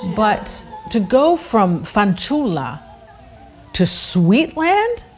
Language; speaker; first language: English; native; English